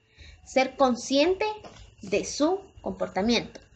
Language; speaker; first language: Spanish; native; Spanish